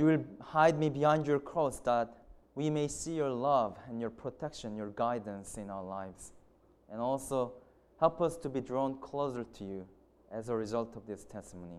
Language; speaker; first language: English; non-native, fluent; Korean